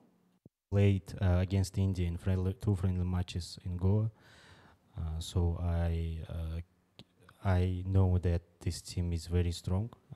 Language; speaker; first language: English; non-native, fluent; Uzbek